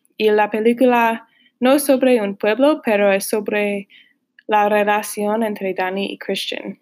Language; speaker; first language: Spanish; non-native, learner; English